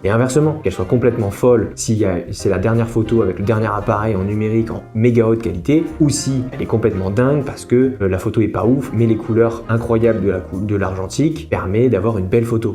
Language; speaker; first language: French; native; French